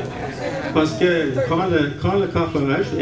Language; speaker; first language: French; non-native, local second language; English